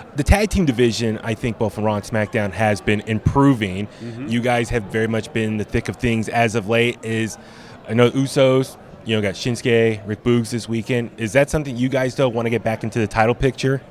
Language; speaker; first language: English; native; English